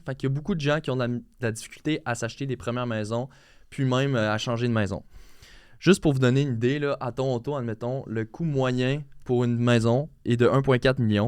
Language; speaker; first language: French; native; French